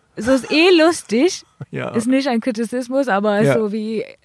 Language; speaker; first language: German; non-native, fluent; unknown